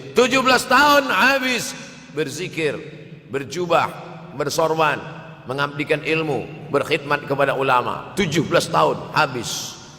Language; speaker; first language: Malay; native; Malay